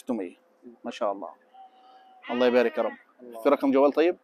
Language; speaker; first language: Arabic; native; Arabic